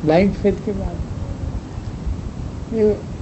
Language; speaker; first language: Hindi; non-native, local second language; Gujarati